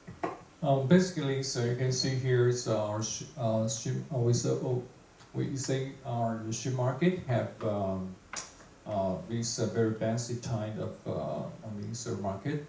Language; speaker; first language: English; non-native, fluent; Chinese